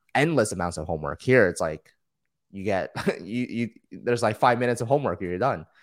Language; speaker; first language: English; early bilingual, other home language; Chinese